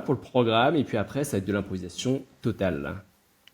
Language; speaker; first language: French; native; French